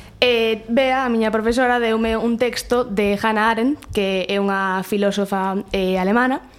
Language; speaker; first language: Galician; non-native, local second language; Spanish